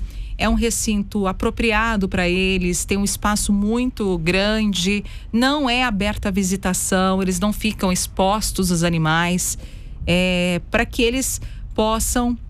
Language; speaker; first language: Portuguese; native; Portuguese